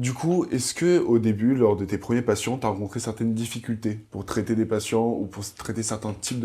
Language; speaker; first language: French; native; French